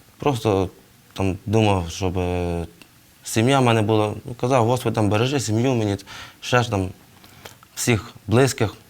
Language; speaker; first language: Ukrainian; native; Ukrainian